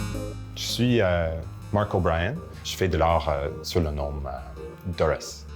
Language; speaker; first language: French; non-native, local second language; English